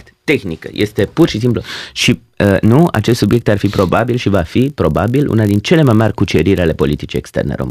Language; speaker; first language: Romanian; native; Romanian